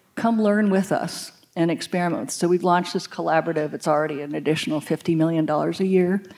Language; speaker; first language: English; native; English